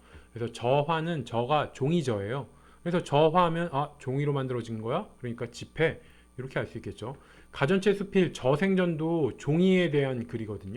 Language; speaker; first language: Korean; native; Korean